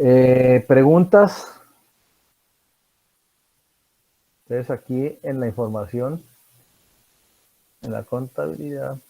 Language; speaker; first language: Spanish; native; Spanish